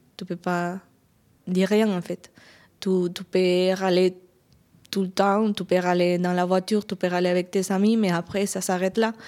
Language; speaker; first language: French; non-native, fluent; Spanish